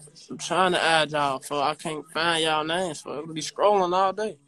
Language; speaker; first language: English; native; English